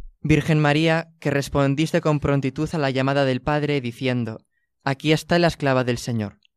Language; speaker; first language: Spanish; native; Spanish